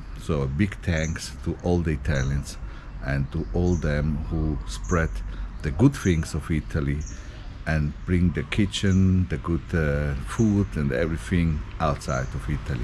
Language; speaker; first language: English; non-native, fluent; Italian